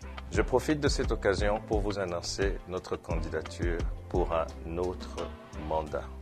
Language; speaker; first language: French; non-native, local second language; Lingala